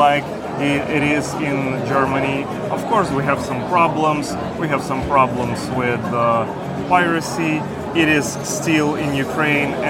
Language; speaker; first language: English; non-native, fluent; Ukrainian